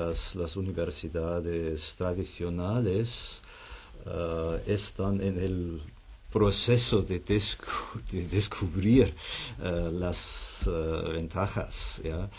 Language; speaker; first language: Spanish; non-native, fluent; German